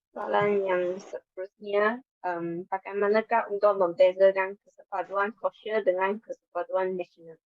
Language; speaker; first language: Malay; non-native, local second language; Chinese